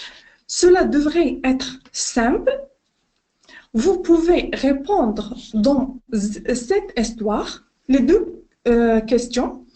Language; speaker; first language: French; non-native, learner; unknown